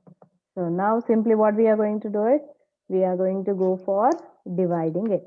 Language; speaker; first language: English; non-native, local second language; Telugu